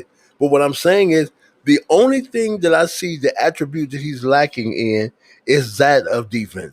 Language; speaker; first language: English; native; English